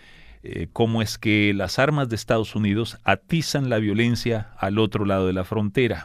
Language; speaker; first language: Spanish; native; Spanish